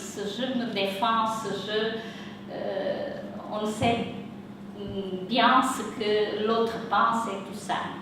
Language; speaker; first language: French; non-native, fluent; Portuguese